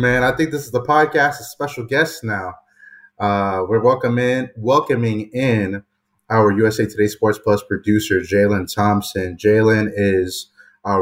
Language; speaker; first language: English; native; English